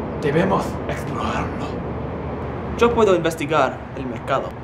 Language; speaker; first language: Spanish; non-native, learner; English